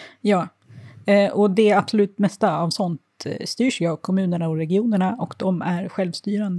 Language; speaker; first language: Swedish; native; Swedish